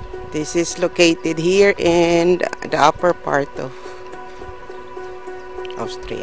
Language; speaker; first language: English; non-native, local second language; Filipino